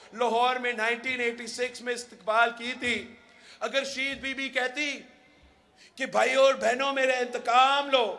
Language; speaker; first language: Urdu; early bilingual, heritage; Urdu